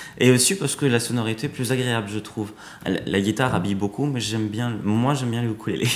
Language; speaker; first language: French; native; French